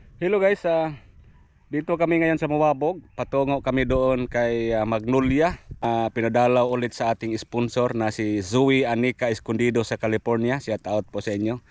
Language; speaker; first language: Filipino; native; Filipino